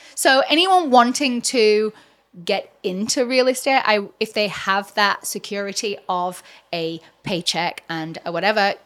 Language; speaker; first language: English; native; English